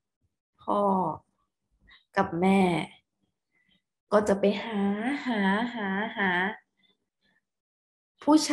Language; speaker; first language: Thai; native; Thai